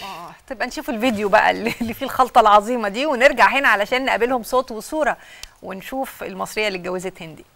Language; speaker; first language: Arabic; native; Arabic